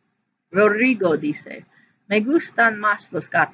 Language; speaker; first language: Spanish; non-native, fluent; English